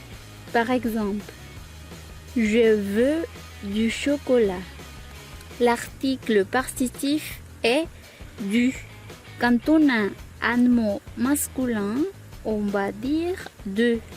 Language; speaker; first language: French; non-native, fluent; Spanish